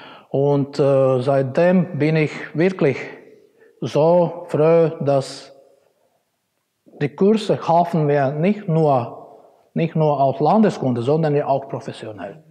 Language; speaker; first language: German; non-native, fluent; Latvian